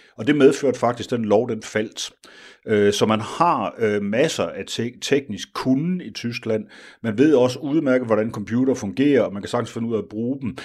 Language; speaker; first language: Danish; native; Danish